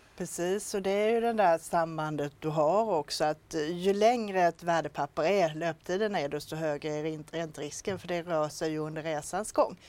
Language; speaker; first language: Swedish; native; Swedish